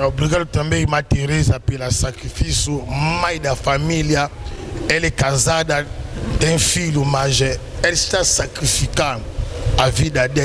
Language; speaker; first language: Portuguese; non-native, learner; Lingala